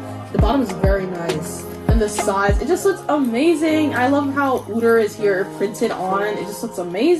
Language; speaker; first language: English; native; English